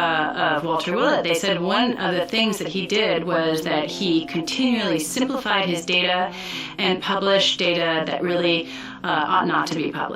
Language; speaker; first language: English; native; English